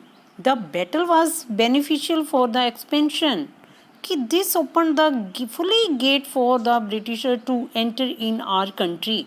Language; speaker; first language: English; non-native, local second language; Hindi